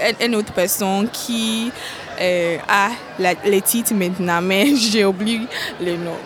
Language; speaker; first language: French; non-native, learner; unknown